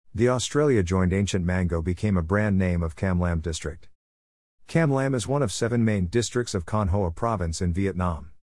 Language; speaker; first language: English; non-native, fluent; Vietnamese